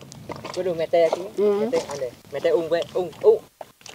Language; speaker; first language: Vietnamese; non-native, learner; Portuguese